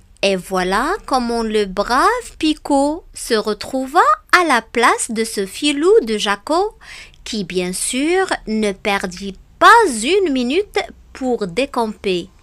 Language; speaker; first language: French; non-native, local second language; Arabic